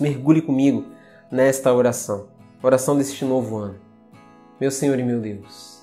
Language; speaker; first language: Portuguese; native; Portuguese